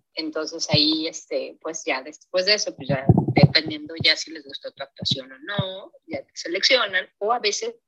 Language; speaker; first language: Spanish; native; Spanish